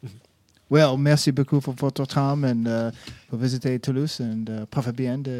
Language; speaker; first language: French; non-native, learner; English